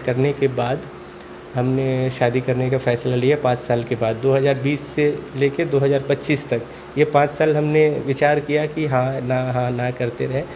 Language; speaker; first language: Hindi; native; Hindi